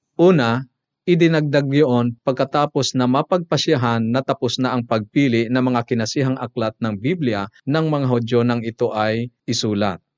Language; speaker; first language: Filipino; native; Filipino